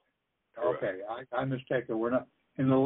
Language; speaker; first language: English; native; English